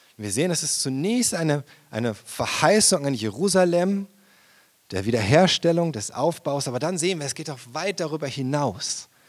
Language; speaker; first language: German; native; German